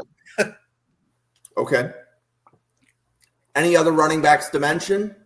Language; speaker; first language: English; native; English